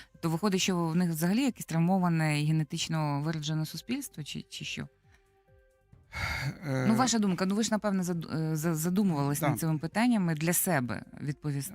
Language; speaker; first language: Ukrainian; native; Ukrainian